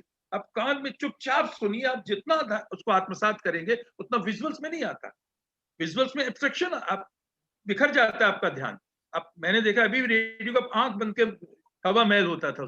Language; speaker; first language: Hindi; native; Hindi